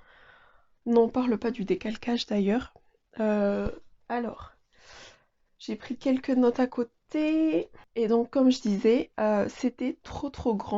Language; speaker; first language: French; native; French